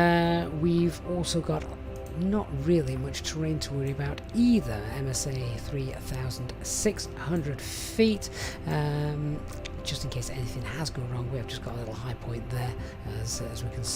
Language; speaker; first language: English; native; English